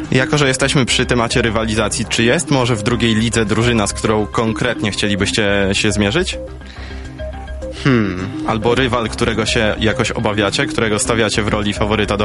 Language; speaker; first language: Polish; native; Polish